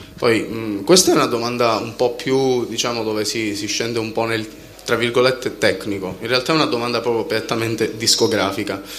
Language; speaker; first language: Italian; native; Italian